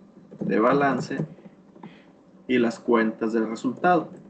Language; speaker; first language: Spanish; native; Spanish